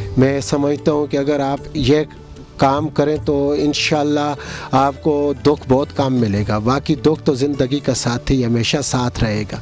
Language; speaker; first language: Urdu; non-native, local second language; Northern Hindko